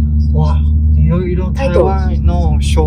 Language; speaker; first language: Japanese; non-native, learner; Chinese